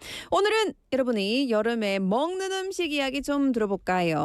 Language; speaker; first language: Korean; non-native, learner; English